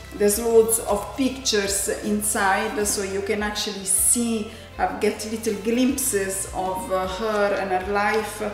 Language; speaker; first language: English; non-native, fluent; Italian